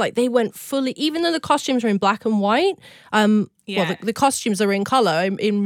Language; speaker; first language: English; native; English